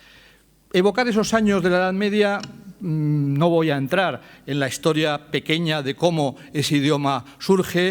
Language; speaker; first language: Spanish; native; Spanish